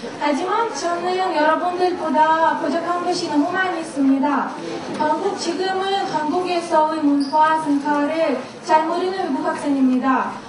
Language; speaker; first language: Korean; non-native, learner; Russian